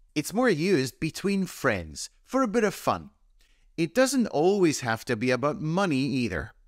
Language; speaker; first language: English; native; English